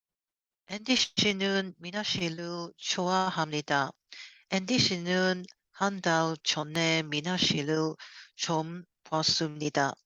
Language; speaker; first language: Korean; non-native, learner; Cantonese